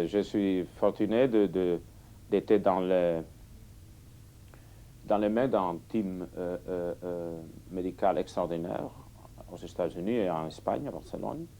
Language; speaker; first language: French; non-native, fluent; Catalan